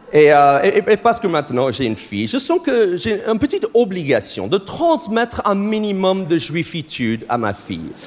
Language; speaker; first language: French; non-native, fluent; English